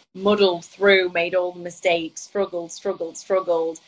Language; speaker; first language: English; native; English